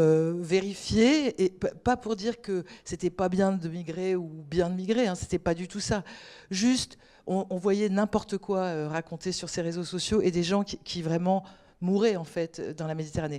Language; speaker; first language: French; native; French